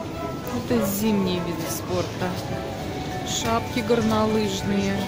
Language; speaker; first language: Russian; native; Russian